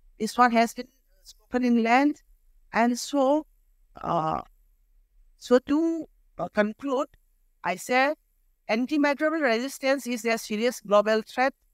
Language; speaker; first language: English; non-native, local second language; Manipuri